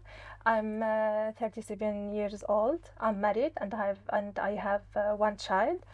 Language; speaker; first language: English; non-native, fluent; Arabic